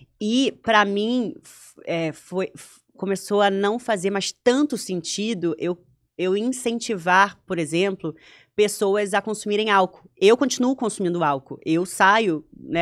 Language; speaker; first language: Portuguese; native; Portuguese